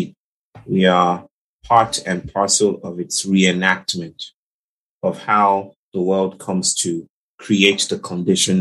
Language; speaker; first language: English; non-native, local second language; Yoruba